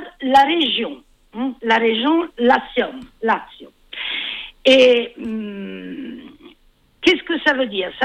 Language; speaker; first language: French; non-native, fluent; Italian